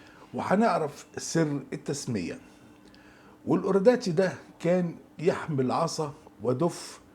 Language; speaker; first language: Arabic; native; Arabic